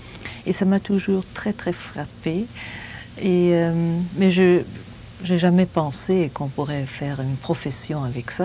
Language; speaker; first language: French; non-native, fluent; German